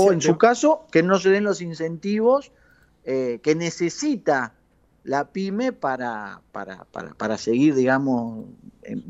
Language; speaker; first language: Spanish; native; Spanish